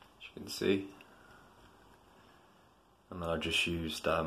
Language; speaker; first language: English; native; English